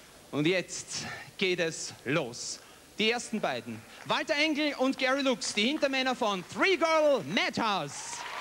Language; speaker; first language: German; native; German